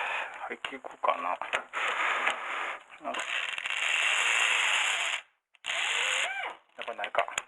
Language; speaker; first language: Japanese; native; Japanese